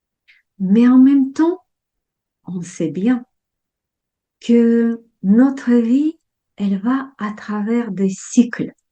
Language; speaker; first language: French; non-native, fluent; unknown